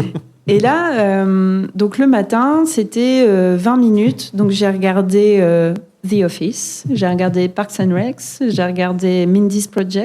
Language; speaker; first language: French; native; French